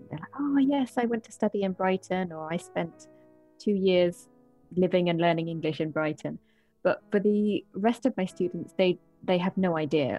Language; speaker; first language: English; native; English